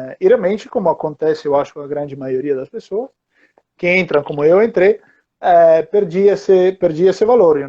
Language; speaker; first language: Portuguese; non-native, fluent; Italian